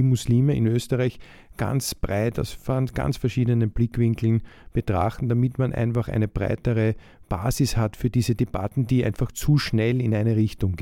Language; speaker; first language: German; native; German